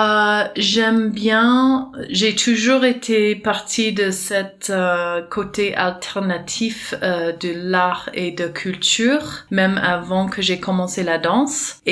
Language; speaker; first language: French; non-native, fluent; English